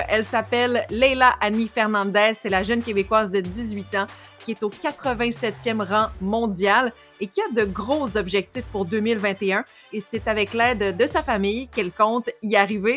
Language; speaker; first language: French; native; French